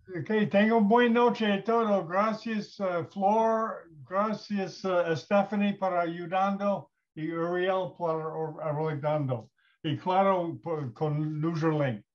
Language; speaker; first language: Spanish; non-native, learner; English